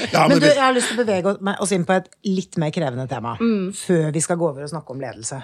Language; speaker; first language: Norwegian; native; Norwegian